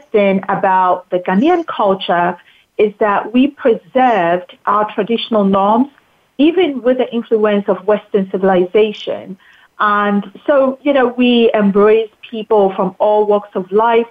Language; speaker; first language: English; non-native, local second language; Akan